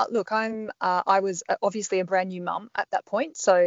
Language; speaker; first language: English; native; English